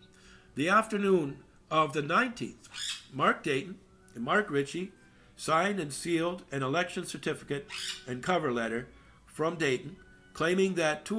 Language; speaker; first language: English; native; English